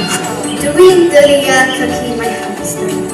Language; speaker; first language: Welsh; non-native, learner; English